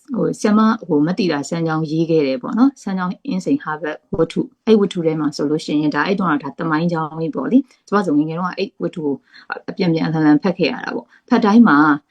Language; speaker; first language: Burmese; native; Burmese